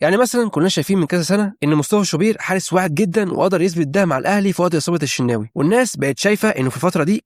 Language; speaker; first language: Arabic; native; Arabic